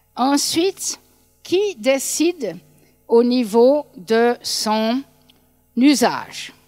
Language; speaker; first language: French; native; French